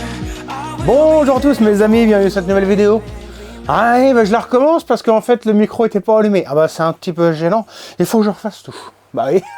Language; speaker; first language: French; native; French